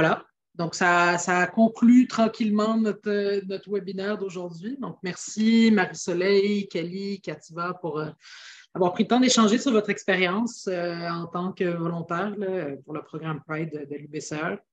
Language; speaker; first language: French; native; French